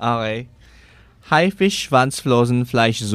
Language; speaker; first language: German; non-native, learner; Filipino